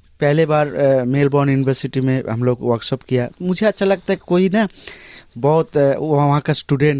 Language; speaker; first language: Hindi; non-native, learner; Bangla